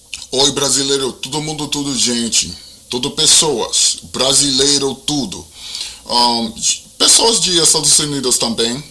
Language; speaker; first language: Portuguese; non-native, learner; English